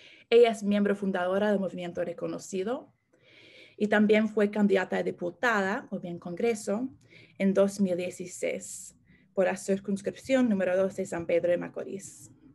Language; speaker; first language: Spanish; non-native, fluent; English